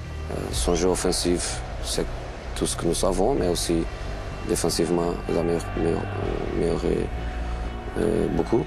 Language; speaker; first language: French; non-native, fluent; Portuguese